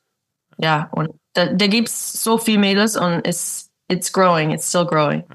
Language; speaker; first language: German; early bilingual, heritage; English